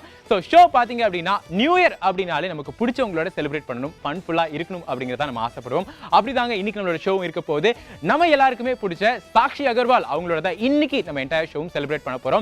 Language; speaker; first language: Tamil; native; Tamil